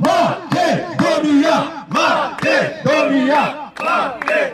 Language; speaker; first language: Macedonian; native; Macedonian